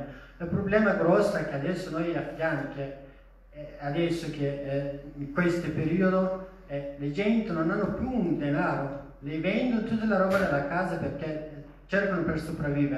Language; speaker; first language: Italian; non-native, fluent; Persian